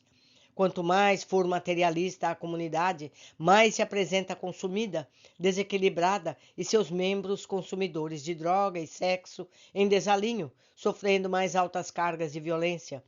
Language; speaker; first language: Portuguese; native; Portuguese